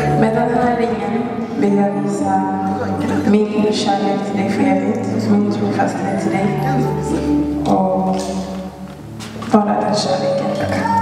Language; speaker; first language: Swedish; early bilingual, other home language; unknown